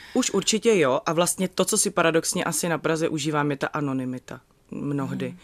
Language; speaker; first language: Czech; native; Czech